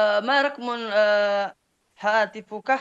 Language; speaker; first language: Arabic; non-native, learner; Indonesian